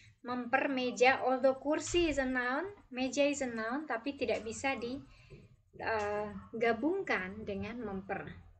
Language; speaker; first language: Indonesian; native; Indonesian